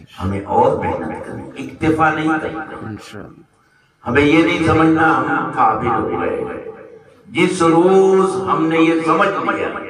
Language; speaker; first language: Urdu; native; Urdu